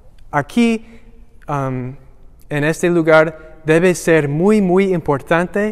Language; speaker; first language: Spanish; non-native, learner; English